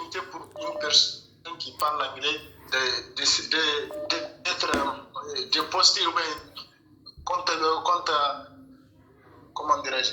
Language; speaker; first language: French; non-native, local second language; Bambara